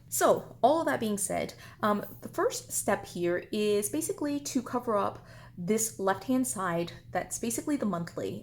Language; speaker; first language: English; native; English